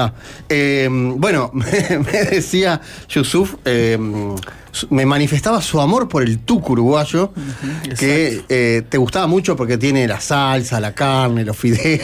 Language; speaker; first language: Spanish; native; Spanish